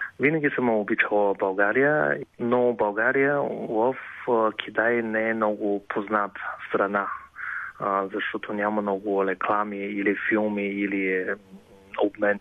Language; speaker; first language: Bulgarian; non-native, fluent; Chinese